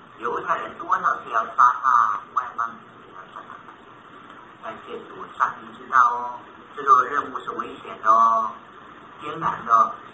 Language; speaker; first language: Chinese; native; Chinese